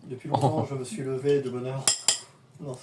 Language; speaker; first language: French; native; French